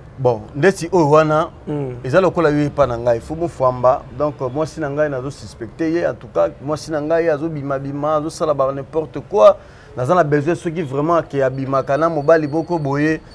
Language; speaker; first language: Lingala; non-native, local second language; Luba-Lulua